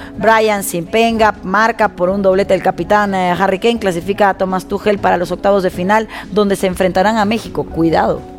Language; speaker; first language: Spanish; native; Spanish